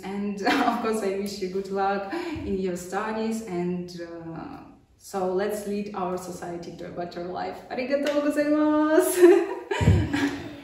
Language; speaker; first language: English; non-native, fluent; Ukrainian